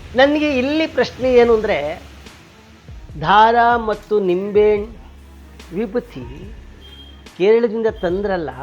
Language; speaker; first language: Kannada; native; Kannada